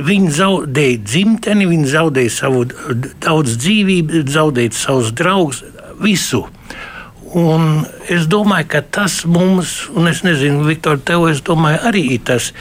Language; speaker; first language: Latvian; early bilingual, heritage; Latvian